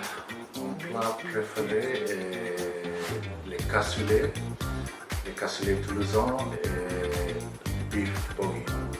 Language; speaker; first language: French; non-native, learner; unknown